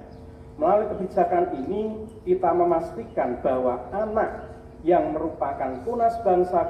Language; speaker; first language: Indonesian; native; Indonesian